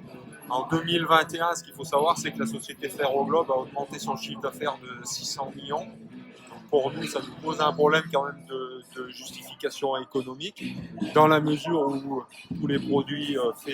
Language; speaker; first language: French; native; French